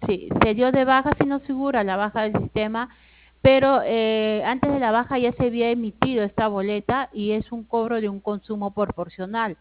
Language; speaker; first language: Spanish; native; Spanish